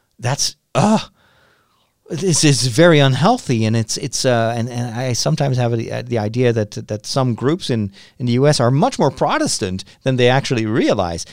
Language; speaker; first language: English; non-native, fluent; Dutch